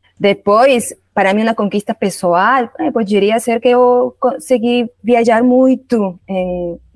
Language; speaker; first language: Portuguese; non-native, learner; Spanish